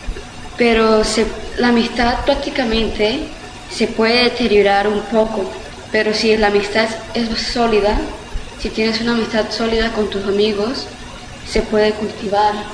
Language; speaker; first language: Spanish; early bilingual, heritage; Spanish